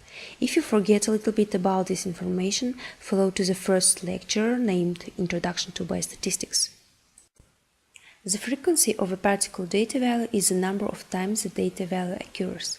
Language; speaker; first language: English; non-native, fluent; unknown